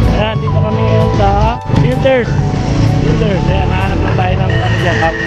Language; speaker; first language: Filipino; native; Filipino